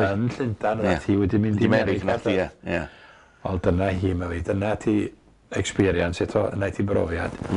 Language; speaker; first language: Welsh; native; Welsh